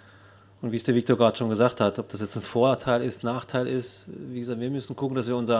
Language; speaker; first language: German; native; German